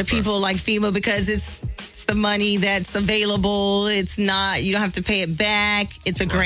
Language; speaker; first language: English; native; English